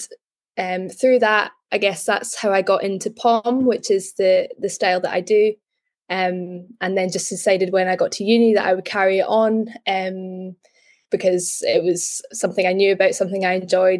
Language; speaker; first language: English; native; English